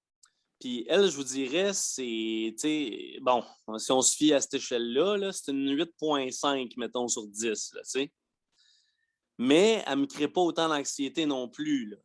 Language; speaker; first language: French; native; French